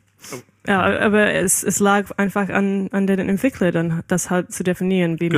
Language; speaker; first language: German; non-native, fluent; English